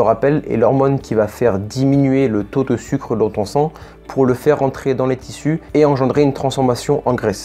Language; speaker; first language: French; native; French